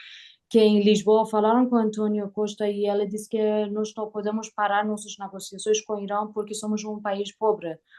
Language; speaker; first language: Portuguese; non-native, learner; Persian